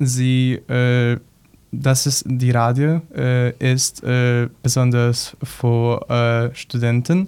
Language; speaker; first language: German; non-native, learner; Polish